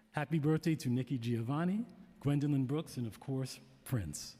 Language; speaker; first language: English; native; English